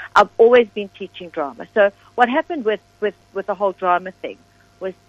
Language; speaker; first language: English; native; English